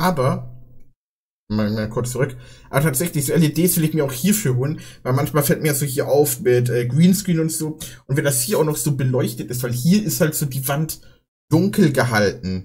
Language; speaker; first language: German; native; German